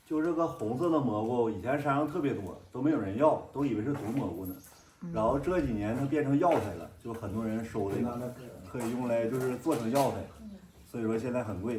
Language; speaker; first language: Chinese; native; Chinese